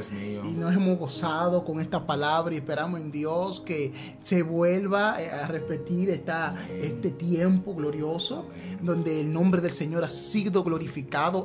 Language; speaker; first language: Spanish; native; Spanish